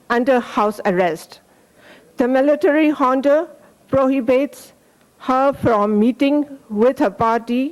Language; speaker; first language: English; non-native, fluent; Burmese